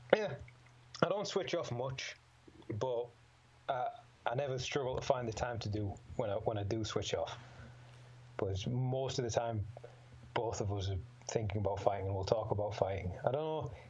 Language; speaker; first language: English; native; English